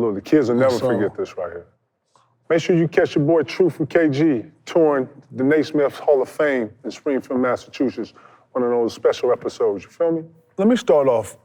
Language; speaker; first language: English; native; English